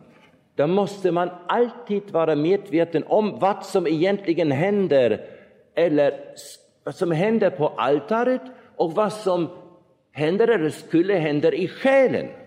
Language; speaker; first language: Swedish; non-native, fluent; German